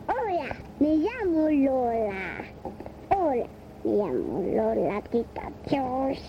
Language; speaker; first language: Spanish; early bilingual, heritage; Spanish